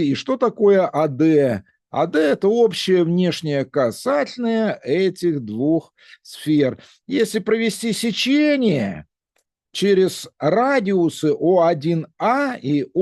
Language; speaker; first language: Russian; native; Russian